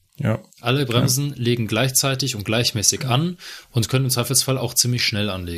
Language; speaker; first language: German; native; German